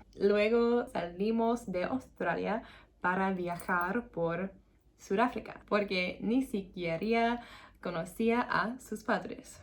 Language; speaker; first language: Spanish; non-native, learner; English